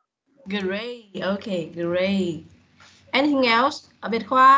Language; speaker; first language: English; non-native, fluent; Vietnamese